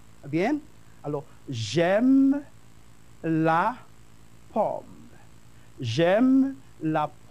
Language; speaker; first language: French; non-native, fluent; Spanish